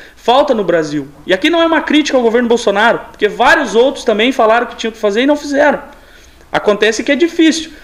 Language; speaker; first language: Portuguese; native; Portuguese